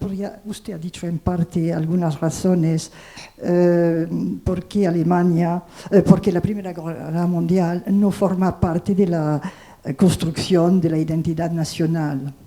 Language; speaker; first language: Spanish; non-native, fluent; French